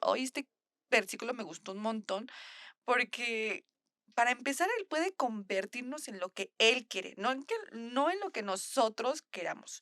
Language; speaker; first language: Spanish; native; Spanish